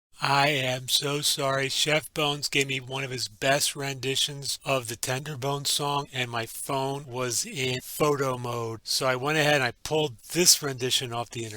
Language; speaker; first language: English; native; English